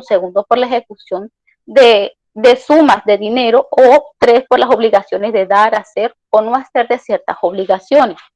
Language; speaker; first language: Spanish; native; Spanish